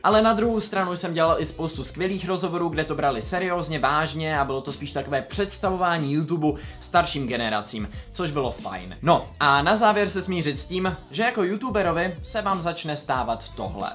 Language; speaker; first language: Czech; native; Czech